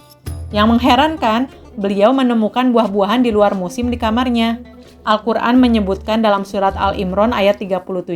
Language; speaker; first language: Indonesian; native; Indonesian